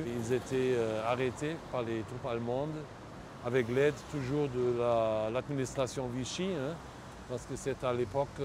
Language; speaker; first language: French; non-native, fluent; German